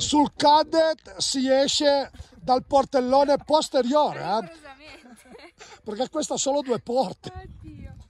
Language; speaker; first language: Italian; native; Italian